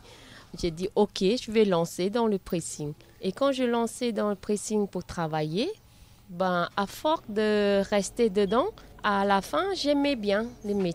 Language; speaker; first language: French; non-native, learner; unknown